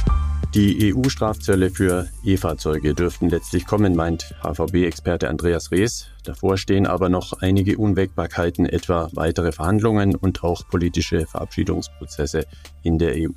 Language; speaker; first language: German; native; German